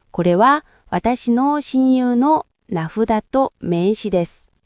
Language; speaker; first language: Japanese; non-native, fluent; Korean